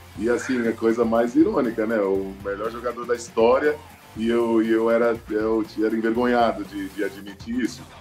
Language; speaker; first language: Portuguese; early bilingual, heritage; Portuguese